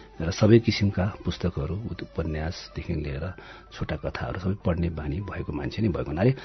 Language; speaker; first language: Nepali; non-native, local second language; Gurung